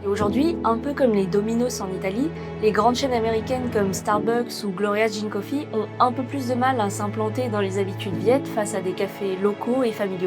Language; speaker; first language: French; native; French